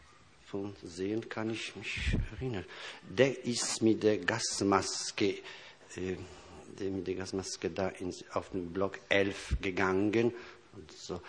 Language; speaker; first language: German; non-native, fluent; Polish